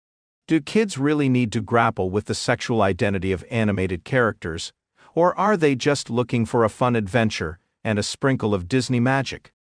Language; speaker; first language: English; native; English